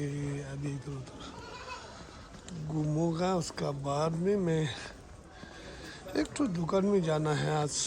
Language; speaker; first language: Hindi; non-native, local second language; Tibetan